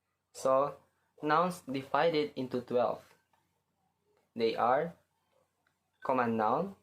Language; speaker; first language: English; non-native, learner; Indonesian